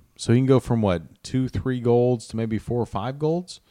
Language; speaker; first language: English; native; English